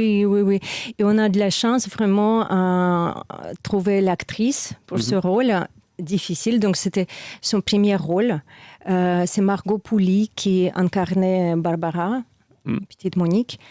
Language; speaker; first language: French; non-native, fluent; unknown